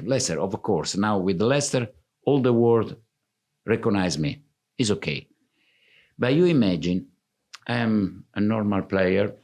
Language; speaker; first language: English; non-native, fluent; Italian